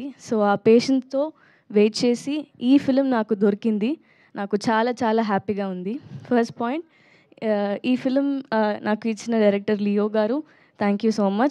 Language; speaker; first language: Telugu; non-native, learner; Tamil